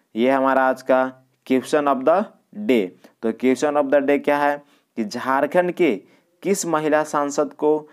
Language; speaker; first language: Hindi; native; Hindi